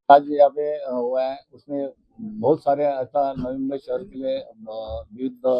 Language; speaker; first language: Hindi; non-native, local second language; Marathi